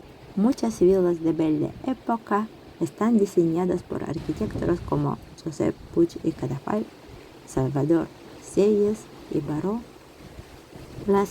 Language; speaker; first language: Spanish; non-native, fluent; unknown